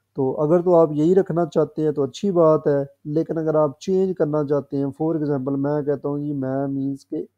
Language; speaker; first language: Urdu; non-native, local second language; Punjabi